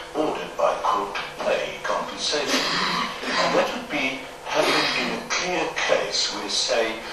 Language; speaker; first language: English; non-native, local second language; Afrikaans